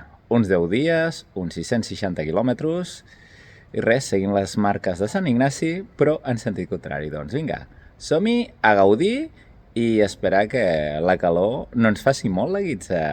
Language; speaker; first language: Catalan; native; Catalan